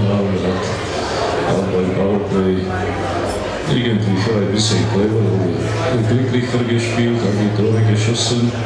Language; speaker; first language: German; non-native, fluent; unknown